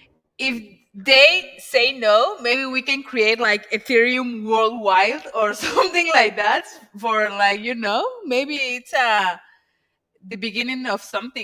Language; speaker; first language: English; non-native, learner; Spanish